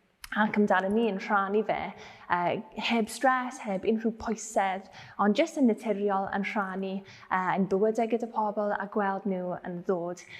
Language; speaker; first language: Welsh; non-native, fluent; English